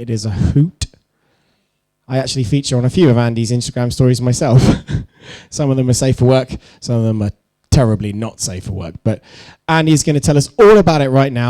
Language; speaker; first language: English; native; English